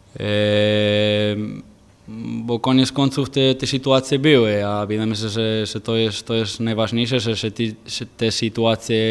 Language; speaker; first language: Polish; non-native, fluent; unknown